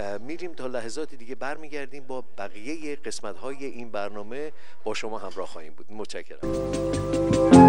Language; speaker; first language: Persian; native; Persian